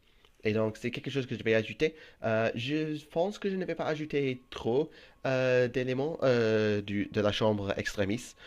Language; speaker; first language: French; non-native, fluent; English